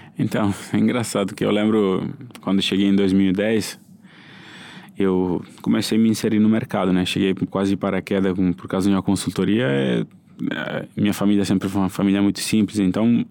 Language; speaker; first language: Portuguese; non-native, fluent; Italian